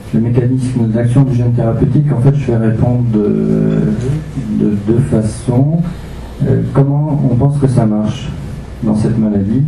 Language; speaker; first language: French; native; French